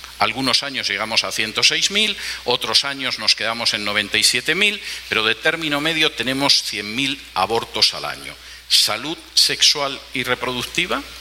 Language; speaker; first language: Spanish; native; Spanish